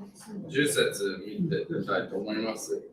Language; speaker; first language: Japanese; non-native, learner; English